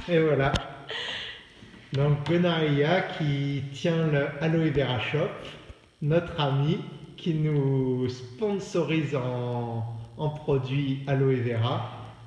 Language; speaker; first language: French; native; French